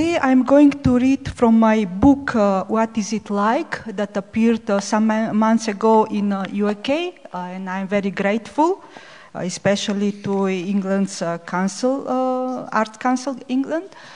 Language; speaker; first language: English; non-native, fluent; Macedonian